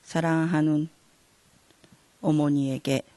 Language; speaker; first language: Korean; non-native, fluent; Japanese